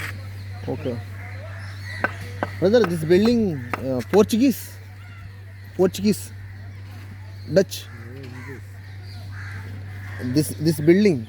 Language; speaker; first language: English; non-native, learner; Telugu